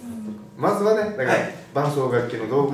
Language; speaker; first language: Japanese; native; Japanese